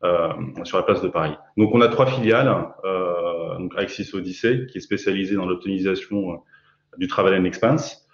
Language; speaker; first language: French; native; French